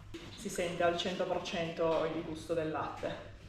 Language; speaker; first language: Italian; native; Italian